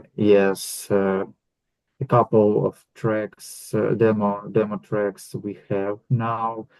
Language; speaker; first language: English; non-native, learner; Ukrainian